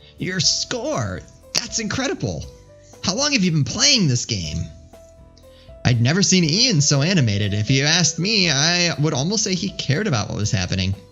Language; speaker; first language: English; native; English